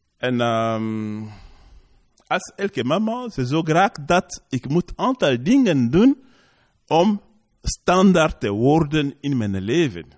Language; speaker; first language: Dutch; non-native, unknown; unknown